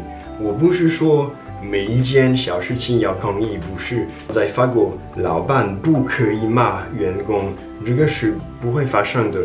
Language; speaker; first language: Chinese; non-native, fluent; French